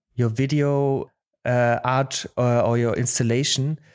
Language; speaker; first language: English; non-native, fluent; Polish